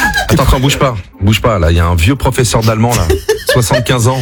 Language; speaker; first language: French; native; French